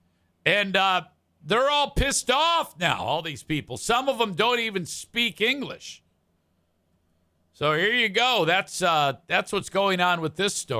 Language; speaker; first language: English; native; English